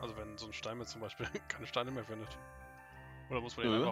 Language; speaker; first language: German; native; German